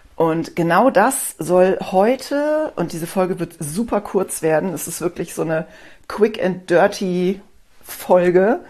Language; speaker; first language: German; native; German